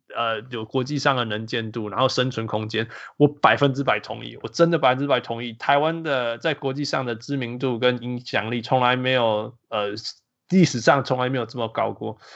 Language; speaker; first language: Chinese; early bilingual, heritage; Chinese